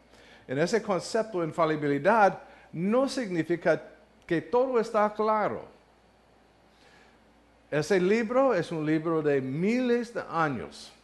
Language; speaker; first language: Spanish; non-native, learner; English